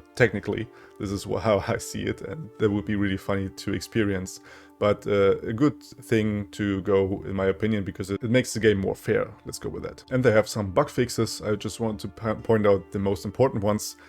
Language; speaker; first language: English; non-native, fluent; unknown